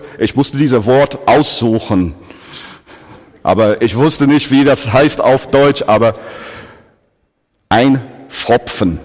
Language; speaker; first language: German; non-native, fluent; English